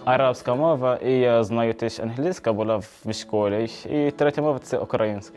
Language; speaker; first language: Ukrainian; non-native, learner; Arabic